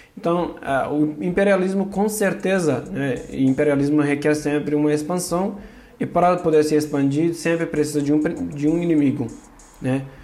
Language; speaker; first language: Portuguese; non-native, fluent; Kurdish